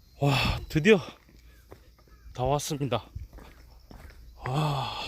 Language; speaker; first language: Korean; native; Korean